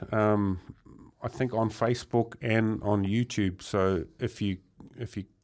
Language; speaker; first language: English; native; English